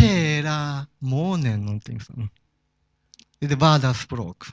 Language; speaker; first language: Swedish; non-native, fluent; Japanese